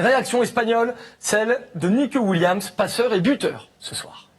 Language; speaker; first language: French; native; French